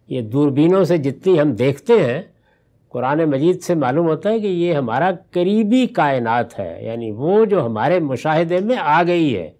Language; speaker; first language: Urdu; non-native, local second language; Punjabi